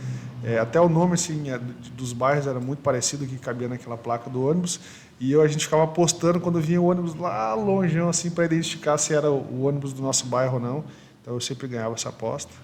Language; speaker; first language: Portuguese; native; Portuguese